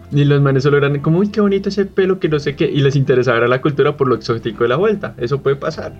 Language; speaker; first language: Spanish; native; Spanish